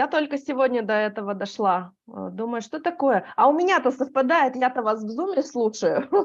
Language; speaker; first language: Russian; native; Russian